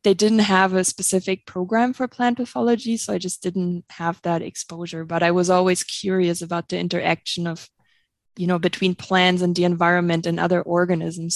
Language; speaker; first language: English; non-native, fluent; German